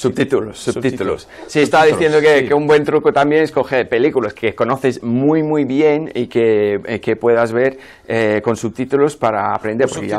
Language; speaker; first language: Spanish; non-native, fluent; English